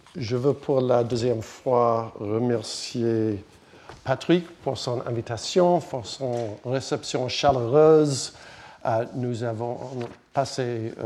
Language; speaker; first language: French; non-native, learner; English